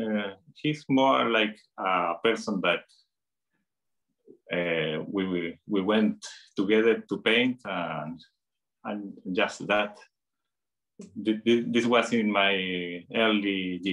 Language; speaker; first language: English; non-native, fluent; Spanish